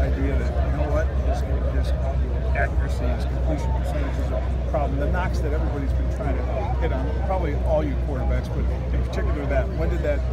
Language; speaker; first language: English; native; English